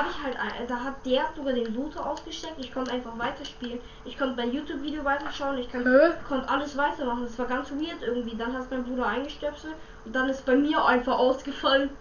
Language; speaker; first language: German; native; German